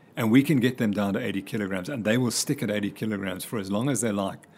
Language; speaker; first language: English; native; English